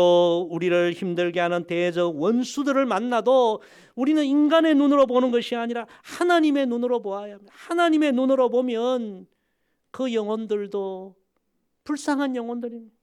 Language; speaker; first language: Korean; native; Korean